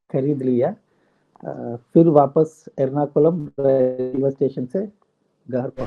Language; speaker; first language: Hindi; non-native, local second language; Telugu